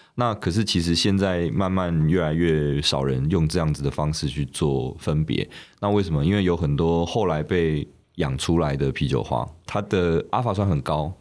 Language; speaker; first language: Chinese; native; Chinese